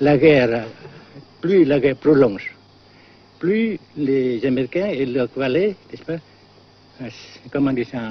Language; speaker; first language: French; non-native, local second language; Vietnamese